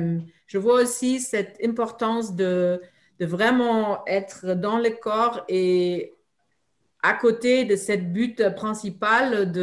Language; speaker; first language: French; non-native, fluent; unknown